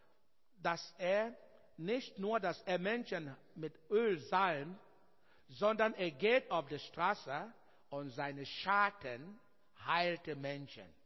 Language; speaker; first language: German; non-native, learner; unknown